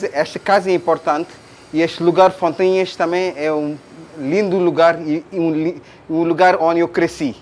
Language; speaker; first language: Portuguese; non-native, fluent; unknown